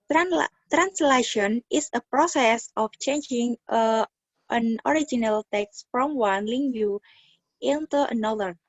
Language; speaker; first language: English; non-native, learner; Indonesian